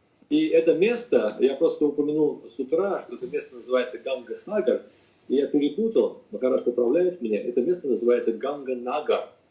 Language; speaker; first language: Russian; native; Russian